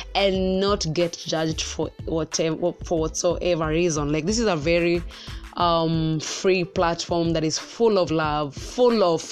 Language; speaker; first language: English; non-native, local second language; Kikuyu